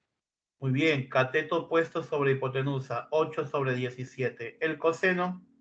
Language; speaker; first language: Spanish; native; Spanish